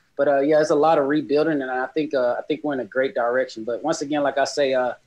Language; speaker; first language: English; native; English